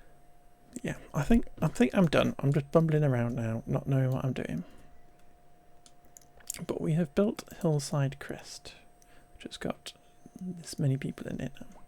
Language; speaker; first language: English; native; English